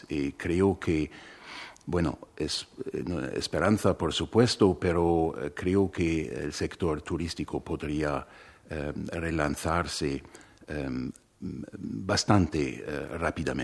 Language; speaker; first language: Spanish; non-native, fluent; German